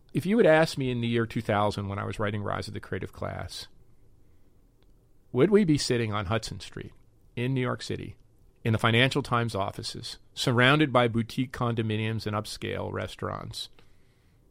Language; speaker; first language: English; native; English